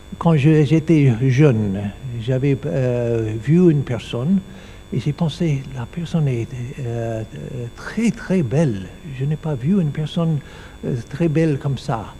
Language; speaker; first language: French; non-native, learner; English